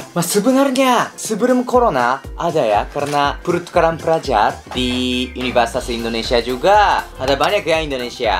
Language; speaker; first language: Indonesian; non-native, learner; Japanese